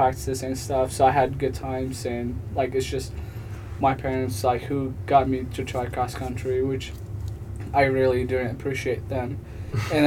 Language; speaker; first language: English; non-native, fluent; Tigrinya